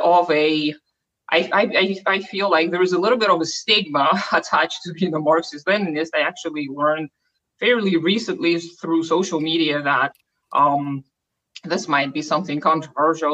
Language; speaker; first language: English; non-native, fluent; Russian